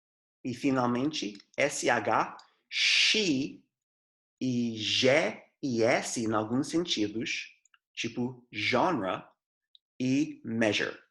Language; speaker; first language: Portuguese; non-native, fluent; English